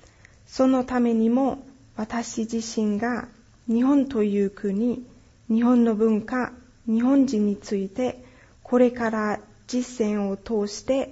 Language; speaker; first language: Japanese; non-native, fluent; German